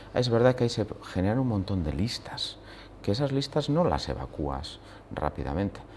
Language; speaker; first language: Spanish; native; Spanish